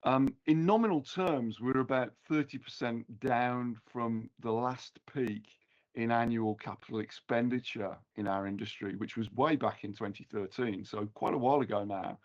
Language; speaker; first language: English; native; English